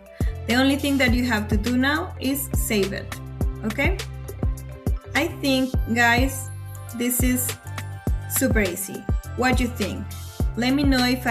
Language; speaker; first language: English; non-native, fluent; Spanish